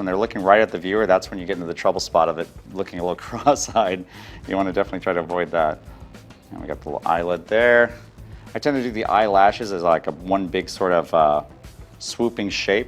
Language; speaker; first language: English; native; English